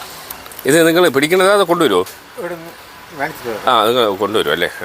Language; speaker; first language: Malayalam; native; Malayalam